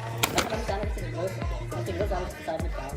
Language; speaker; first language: German; native; German